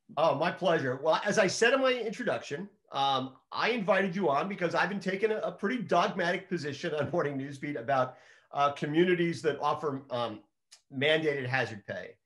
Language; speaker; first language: English; native; English